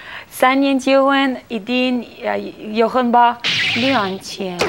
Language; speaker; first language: Chinese; non-native, learner; Russian